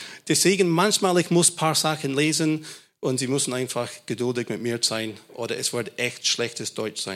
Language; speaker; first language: German; non-native, fluent; English